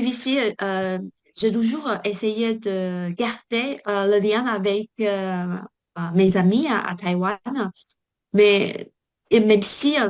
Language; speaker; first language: French; non-native, learner; Chinese